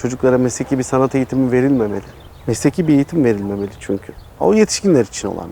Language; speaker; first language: Turkish; native; Turkish